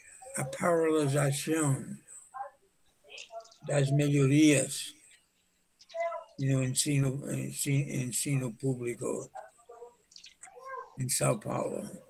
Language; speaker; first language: Portuguese; non-native, fluent; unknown